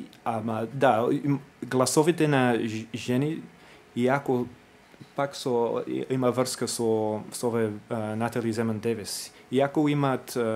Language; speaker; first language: Macedonian; non-native, fluent; English